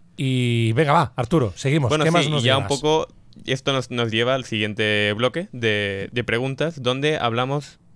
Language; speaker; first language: Spanish; native; Spanish